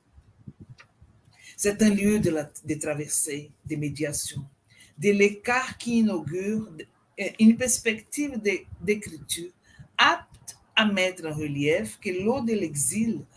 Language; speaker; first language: French; non-native, fluent; Portuguese